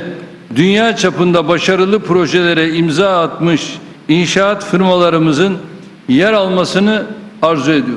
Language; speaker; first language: Turkish; native; Turkish